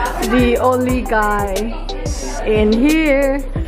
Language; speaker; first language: English; non-native, fluent; Thai